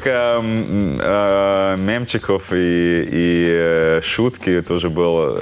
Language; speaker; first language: Russian; non-native, local second language; Latvian